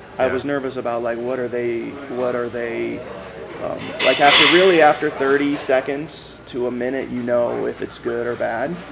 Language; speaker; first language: English; native; English